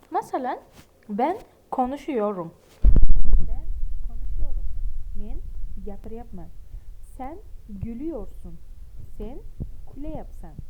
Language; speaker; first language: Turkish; non-native, fluent; Uzbek